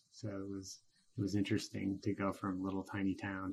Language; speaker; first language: English; native; English